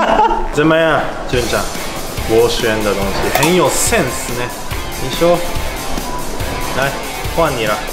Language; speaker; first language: Chinese; non-native, learner; Japanese